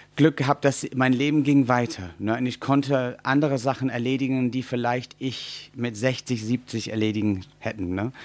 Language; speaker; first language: German; non-native, fluent; English